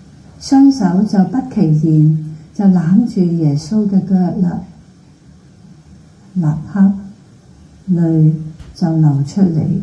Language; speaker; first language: Cantonese; native; Cantonese